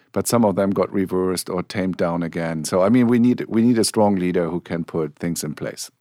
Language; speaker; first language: English; non-native, fluent; German